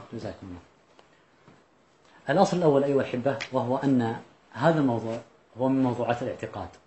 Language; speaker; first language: Arabic; native; Arabic